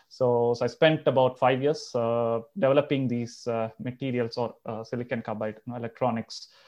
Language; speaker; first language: English; non-native, local second language; Telugu